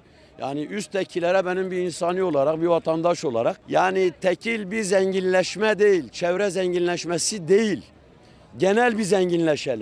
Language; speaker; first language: Turkish; native; Turkish